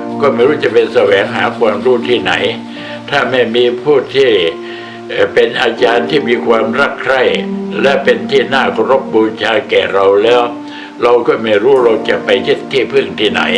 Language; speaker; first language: Thai; native; Thai